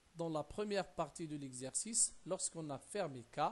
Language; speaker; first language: French; non-native, local second language; Arabic